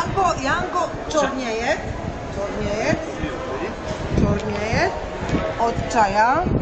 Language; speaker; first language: Russian; non-native, learner; Slovak